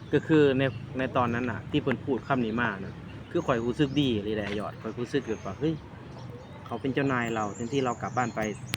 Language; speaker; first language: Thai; non-native, fluent; Lao